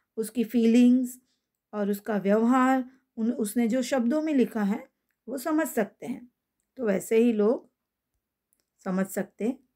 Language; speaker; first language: Hindi; non-native, local second language; Gujarati